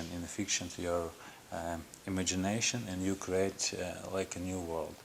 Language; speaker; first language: English; non-native, learner; Ukrainian